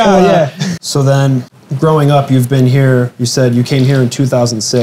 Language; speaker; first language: English; native; English